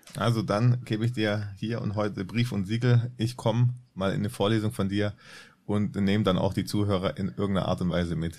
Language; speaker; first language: German; native; German